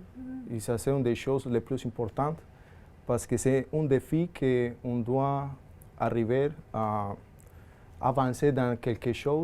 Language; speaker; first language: French; non-native, fluent; Spanish